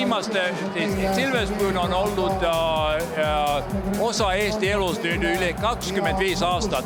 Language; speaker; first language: Estonian; non-native, fluent; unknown